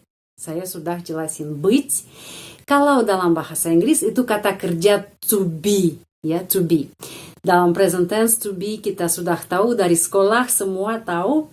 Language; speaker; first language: Indonesian; non-native, fluent; Russian